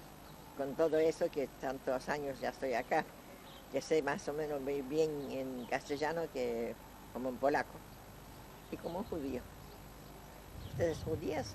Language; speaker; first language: Spanish; non-native, fluent; Yiddish